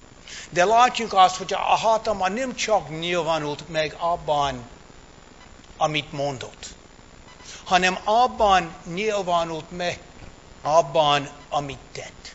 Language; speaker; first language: Hungarian; early bilingual, heritage; English